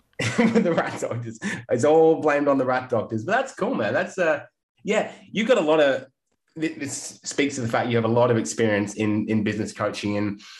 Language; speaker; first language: English; native; English